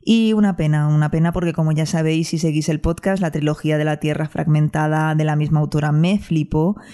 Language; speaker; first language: Spanish; non-native, local second language; Catalan